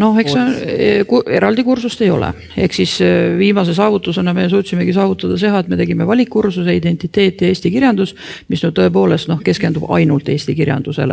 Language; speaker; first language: Estonian; native; Estonian